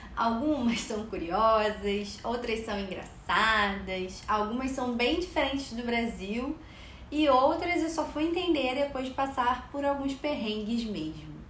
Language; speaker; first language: Portuguese; native; Portuguese